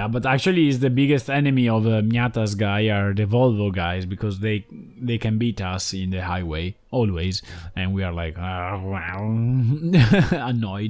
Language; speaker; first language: English; non-native, fluent; Italian